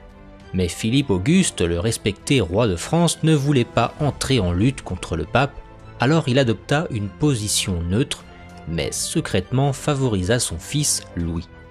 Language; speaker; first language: French; native; French